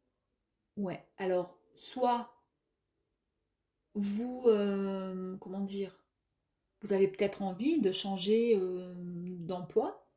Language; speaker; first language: French; native; French